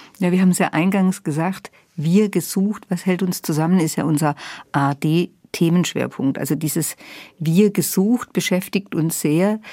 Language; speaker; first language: German; native; German